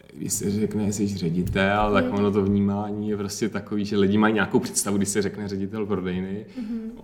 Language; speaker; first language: Czech; native; Czech